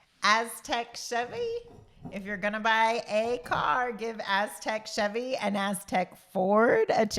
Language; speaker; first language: English; native; English